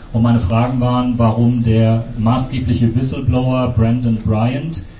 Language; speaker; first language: German; native; German